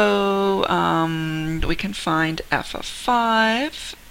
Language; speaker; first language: English; native; English